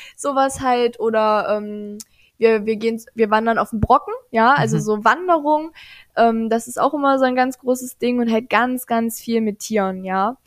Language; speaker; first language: German; native; German